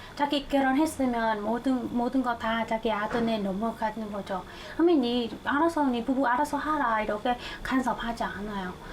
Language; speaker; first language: Korean; non-native, fluent; Vietnamese